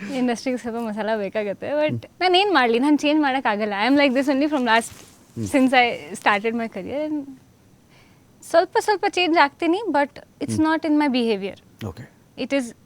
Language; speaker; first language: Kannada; non-native, fluent; Hindi